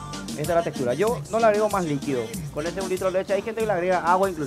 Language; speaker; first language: Spanish; native; Spanish